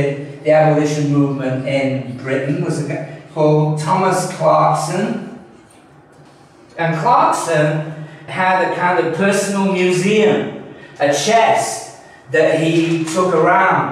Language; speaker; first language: English; native; English